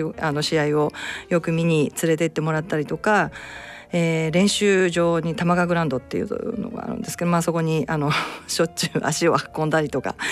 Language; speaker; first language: Japanese; native; Japanese